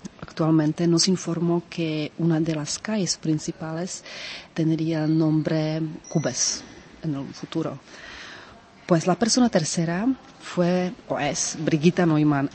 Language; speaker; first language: Spanish; non-native, fluent; Czech